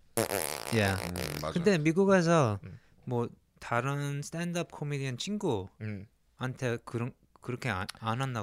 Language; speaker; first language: Korean; early bilingual, heritage; English